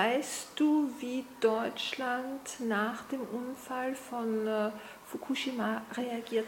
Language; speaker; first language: German; non-native, fluent; French